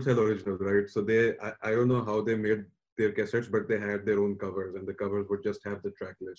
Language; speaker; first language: English; non-native, local second language; Urdu